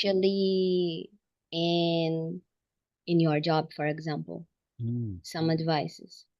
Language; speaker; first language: English; non-native, learner; Portuguese